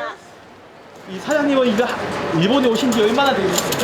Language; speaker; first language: Korean; native; Korean